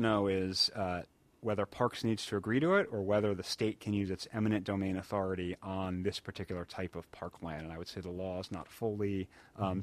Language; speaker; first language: English; native; English